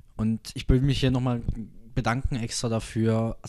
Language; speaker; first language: German; native; German